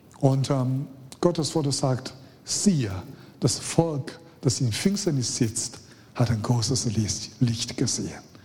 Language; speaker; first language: German; non-native, fluent; Chinese